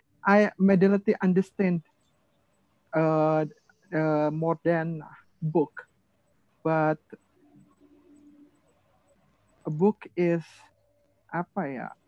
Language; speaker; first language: English; non-native, learner; Indonesian